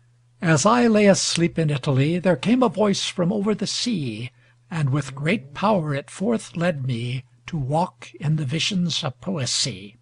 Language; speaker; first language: English; native; English